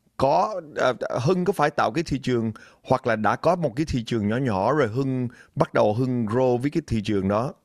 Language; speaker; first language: Vietnamese; early bilingual, heritage; Vietnamese